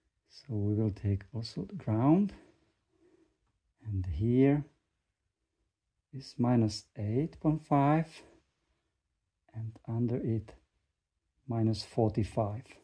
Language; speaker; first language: English; non-native, fluent; Czech